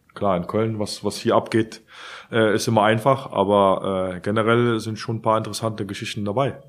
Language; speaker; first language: German; native; German